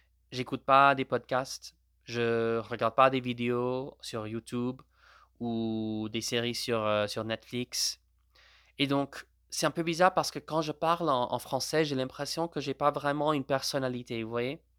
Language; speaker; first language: French; non-native, fluent; Gujarati